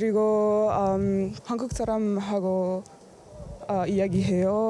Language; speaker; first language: Korean; non-native, learner; French